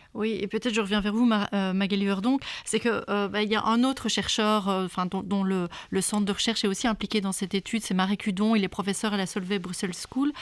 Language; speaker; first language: French; native; French